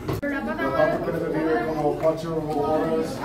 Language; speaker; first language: Spanish; non-native, fluent; English